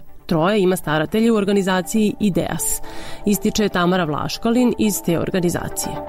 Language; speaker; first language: Serbian; native; Serbian